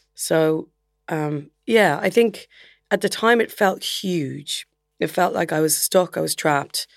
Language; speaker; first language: English; native; English